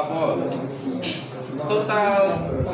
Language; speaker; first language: Indonesian; non-native, learner; Khmer